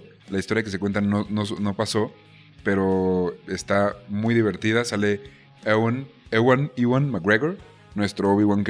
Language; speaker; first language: Spanish; native; Spanish